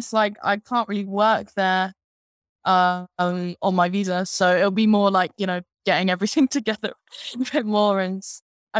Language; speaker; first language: English; native; English